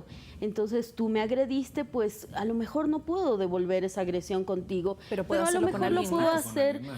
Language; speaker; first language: Spanish; native; Spanish